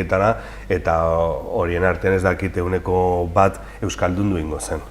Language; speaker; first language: Basque; non-native, local second language; Spanish